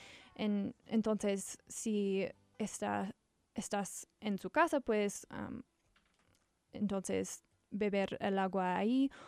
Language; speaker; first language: Spanish; non-native, learner; English